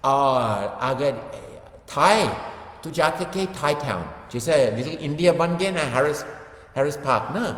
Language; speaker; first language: Hindi; non-native, fluent; English